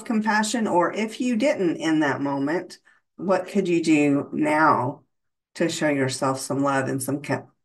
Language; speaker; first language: English; native; English